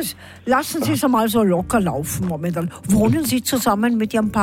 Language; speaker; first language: German; native; German